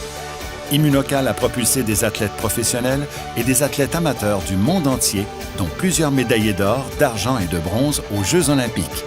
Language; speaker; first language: French; native; French